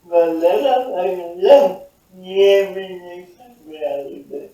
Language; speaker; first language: Basque; non-native, learner; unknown